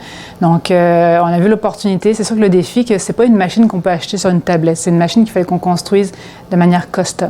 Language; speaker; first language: French; native; French